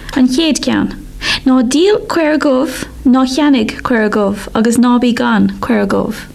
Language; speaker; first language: Irish; non-native, local second language; English